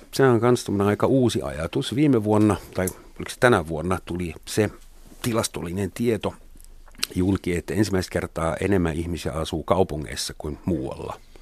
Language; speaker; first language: Finnish; non-native, fluent; German